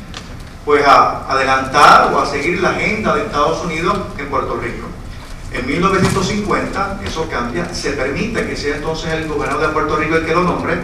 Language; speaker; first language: Spanish; native; Spanish